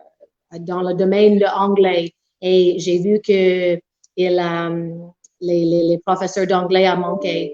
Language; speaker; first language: French; non-native, local second language; English